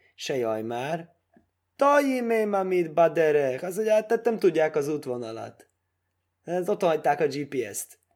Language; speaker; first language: Hungarian; early bilingual, heritage; Hungarian